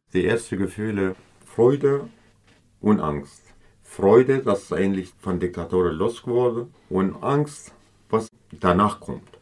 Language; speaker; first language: German; non-native, learner; Kurdish